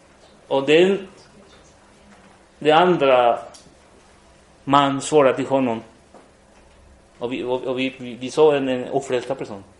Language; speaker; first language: Swedish; non-native, fluent; Spanish